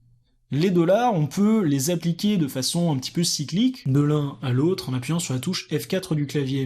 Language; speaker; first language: French; native; French